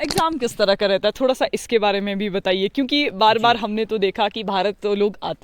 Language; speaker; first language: Hindi; native; Hindi